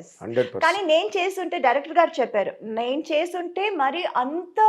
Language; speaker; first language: Telugu; non-native, local second language; Tamil